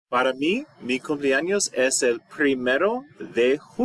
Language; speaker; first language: Spanish; non-native, fluent; English